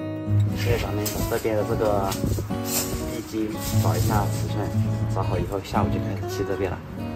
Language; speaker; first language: Chinese; native; Chinese